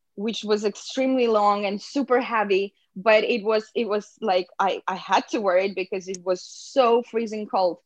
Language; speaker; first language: English; non-native, fluent; Russian